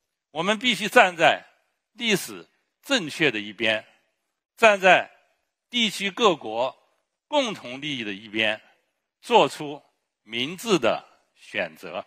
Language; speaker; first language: Chinese; native; Chinese